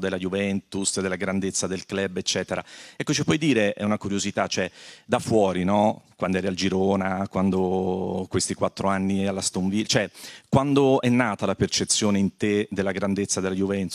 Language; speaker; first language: Italian; native; Italian